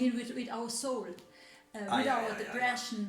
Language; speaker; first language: English; non-native, learner; Hungarian